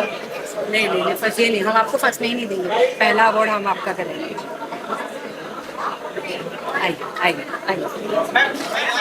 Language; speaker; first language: Hindi; native; Hindi